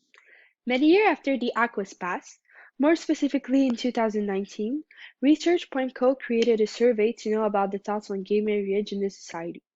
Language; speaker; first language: English; non-native, local second language; French